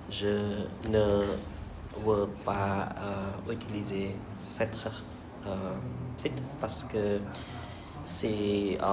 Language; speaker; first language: French; non-native, learner; Vietnamese